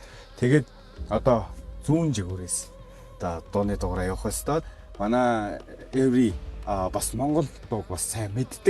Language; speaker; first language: Mongolian; native; Mongolian